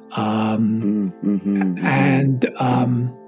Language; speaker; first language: English; native; English